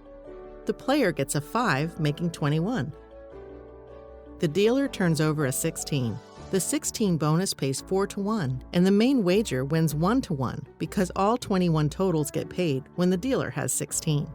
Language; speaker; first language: English; native; English